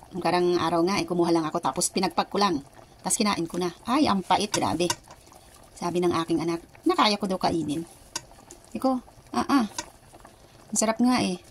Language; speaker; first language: Filipino; non-native, local second language; Iloko